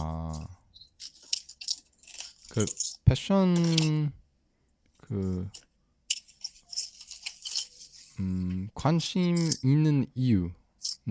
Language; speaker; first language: Korean; non-native, learner; English